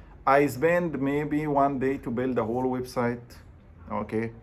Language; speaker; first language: English; non-native, fluent; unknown